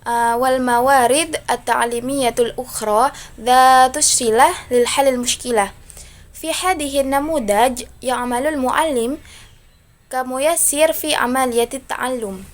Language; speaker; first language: Arabic; non-native, learner; Indonesian